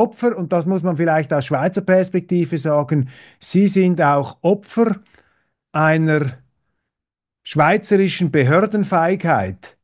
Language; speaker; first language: German; native; German